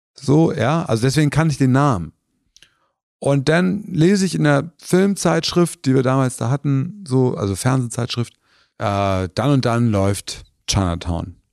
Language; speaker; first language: German; early bilingual, other home language; Turkish